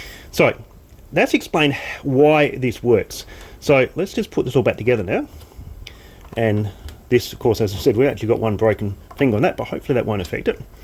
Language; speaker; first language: English; native; English